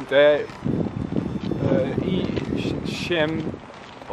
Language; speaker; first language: Hungarian; non-native, learner; Dutch